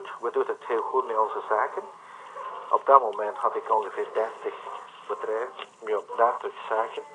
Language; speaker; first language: Dutch; non-native, learner; Vietnamese